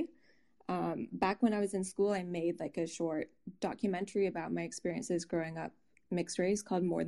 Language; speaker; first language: English; native; English